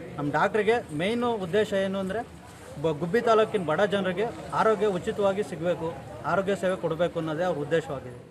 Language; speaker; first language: Kannada; native; Kannada